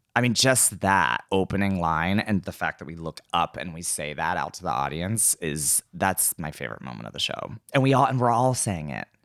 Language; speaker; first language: English; native; English